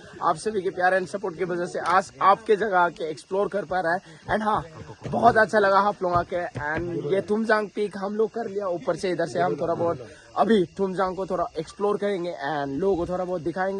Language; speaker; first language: Hindi; native; Hindi